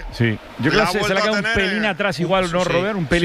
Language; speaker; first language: Spanish; native; Spanish